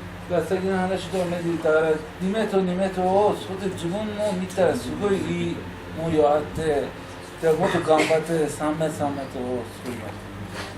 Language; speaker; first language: Japanese; non-native, learner; Persian